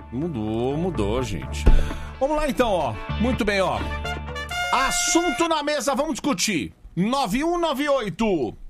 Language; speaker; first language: Portuguese; native; Portuguese